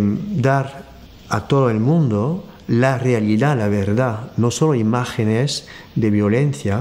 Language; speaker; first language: Spanish; non-native, fluent; French